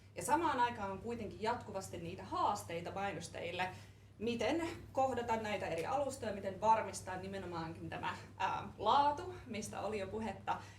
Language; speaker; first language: Finnish; native; Finnish